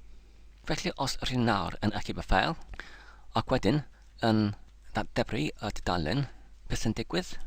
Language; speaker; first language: Welsh; non-native, learner; English